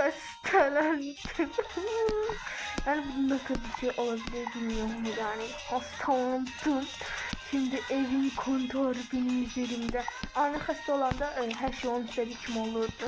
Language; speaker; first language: Turkish; non-native, local second language; Azerbaijani